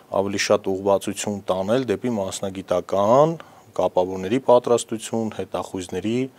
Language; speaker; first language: Armenian; native; Armenian